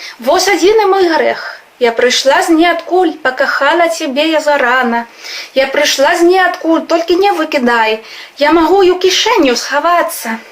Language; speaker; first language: Belarusian; non-native, fluent; Spanish